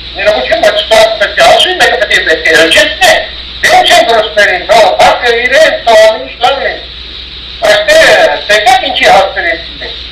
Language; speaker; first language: Armenian; early bilingual, heritage; Armenian